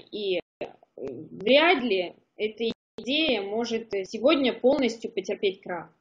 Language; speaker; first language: Russian; native; Russian